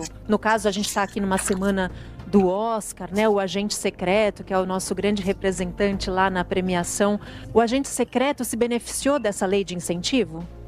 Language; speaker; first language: Portuguese; native; Portuguese